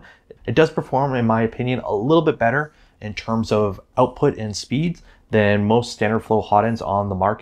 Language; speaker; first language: English; native; English